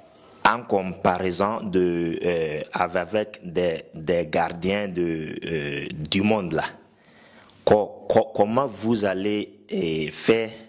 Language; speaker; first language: French; non-native, fluent; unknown